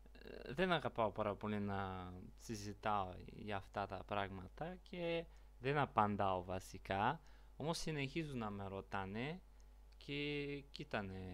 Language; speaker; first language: Greek; non-native, learner; Bulgarian